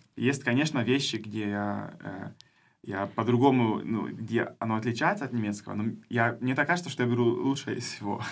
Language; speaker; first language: Russian; early bilingual, heritage; Russian